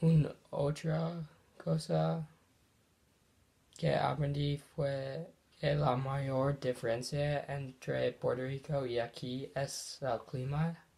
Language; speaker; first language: Spanish; non-native, learner; English